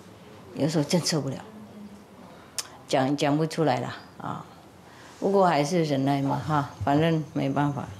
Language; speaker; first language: Chinese; non-native, fluent; Vietnamese